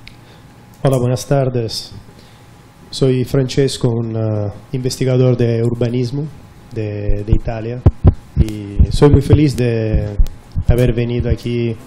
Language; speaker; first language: Spanish; non-native, fluent; Italian